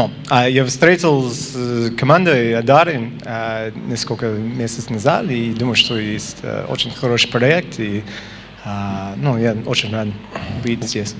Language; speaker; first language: Russian; non-native, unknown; English